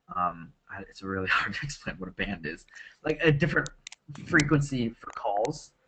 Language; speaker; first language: English; native; English